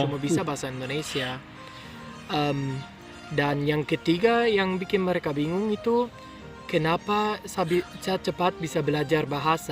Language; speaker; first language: Indonesian; non-native, fluent; German